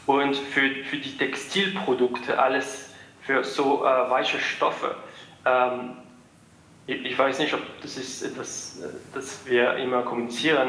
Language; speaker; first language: German; non-native, fluent; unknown